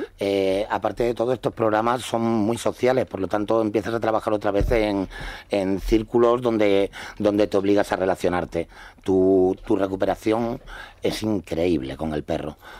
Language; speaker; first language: Spanish; native; Spanish